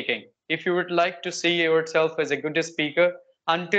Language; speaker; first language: English; non-native, local second language; Hindi